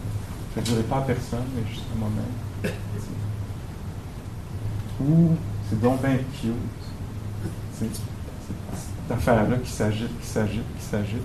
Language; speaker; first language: French; native; French